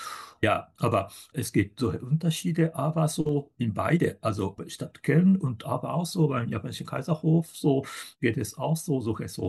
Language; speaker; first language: German; non-native, fluent; Japanese